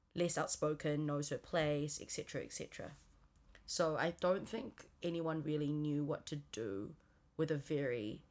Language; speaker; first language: English; native; English